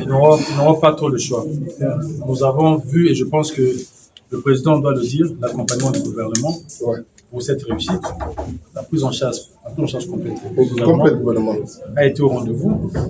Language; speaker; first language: French; non-native, local second language; Lingala